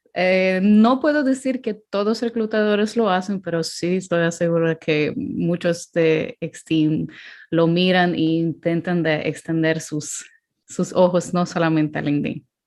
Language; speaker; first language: Spanish; non-native, fluent; Ukrainian